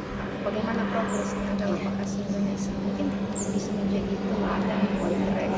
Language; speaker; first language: Indonesian; non-native, fluent; Russian